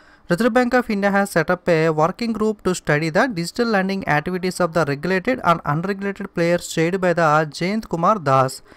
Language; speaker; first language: English; non-native, local second language; Telugu